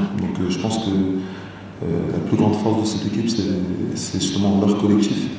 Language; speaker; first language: French; native; French